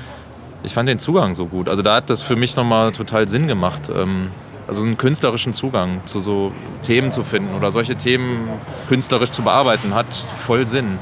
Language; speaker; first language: German; native; German